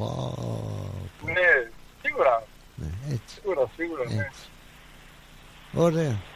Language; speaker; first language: Greek; early bilingual, heritage; Greek